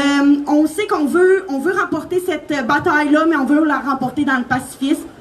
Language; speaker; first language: French; native; French